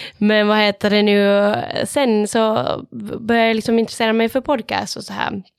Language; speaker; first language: Swedish; native; Swedish